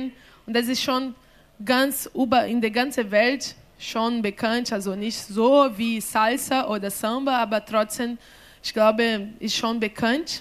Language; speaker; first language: German; non-native, learner; Portuguese